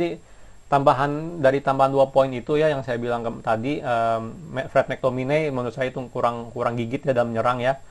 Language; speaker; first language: Indonesian; native; Indonesian